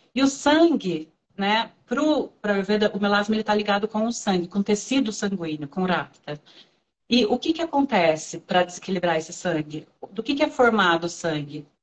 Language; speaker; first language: Portuguese; native; Portuguese